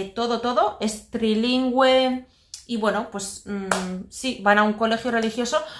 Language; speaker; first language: Spanish; non-native, local second language; Basque